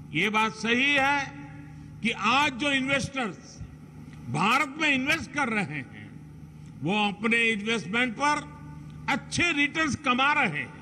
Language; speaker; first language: Hindi; non-native, local second language; Gujarati